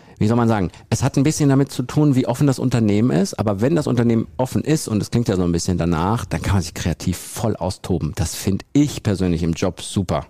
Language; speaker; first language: German; native; German